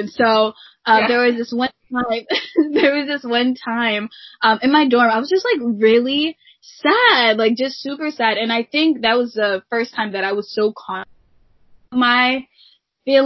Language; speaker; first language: English; native; English